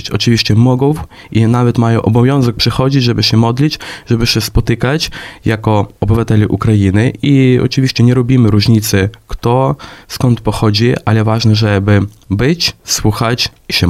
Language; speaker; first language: Polish; non-native, fluent; Ukrainian